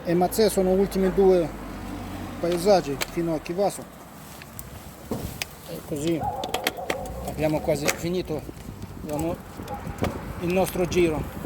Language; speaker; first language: Italian; non-native, fluent; Romanian